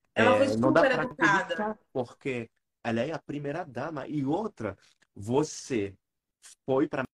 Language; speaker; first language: Portuguese; non-native, fluent; French